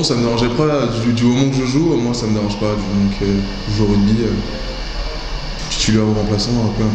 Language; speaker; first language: French; native; French